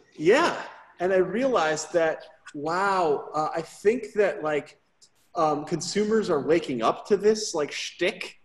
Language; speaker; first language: English; native; English